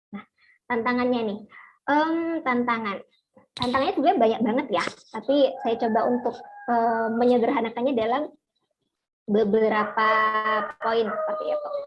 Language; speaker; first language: Indonesian; native; Indonesian